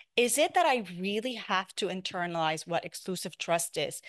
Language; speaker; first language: English; non-native, fluent; Spanish